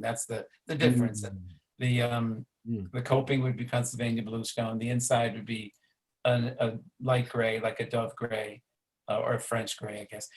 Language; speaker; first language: English; native; English